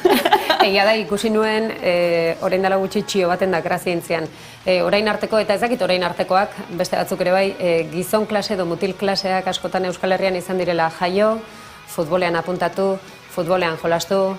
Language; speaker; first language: Basque; native; Basque